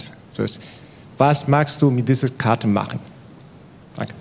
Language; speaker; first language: German; non-native, fluent; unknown